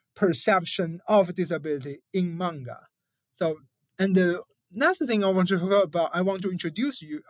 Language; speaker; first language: English; non-native, fluent; Chinese